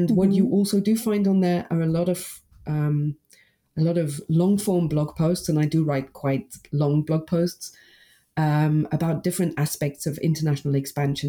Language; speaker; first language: English; native; English